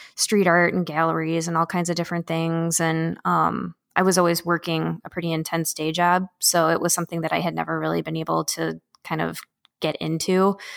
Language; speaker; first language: English; native; English